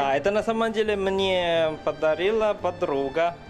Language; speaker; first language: Russian; non-native, fluent; Chinese